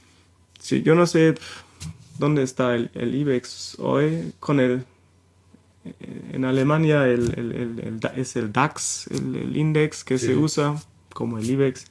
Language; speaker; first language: Spanish; non-native, fluent; German